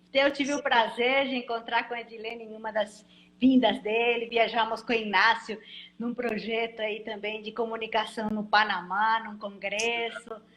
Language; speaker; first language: Portuguese; native; Portuguese